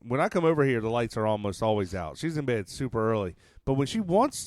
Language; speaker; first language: English; native; English